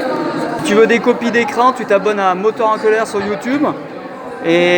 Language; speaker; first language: French; native; French